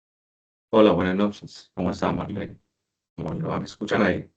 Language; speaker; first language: Spanish; native; Spanish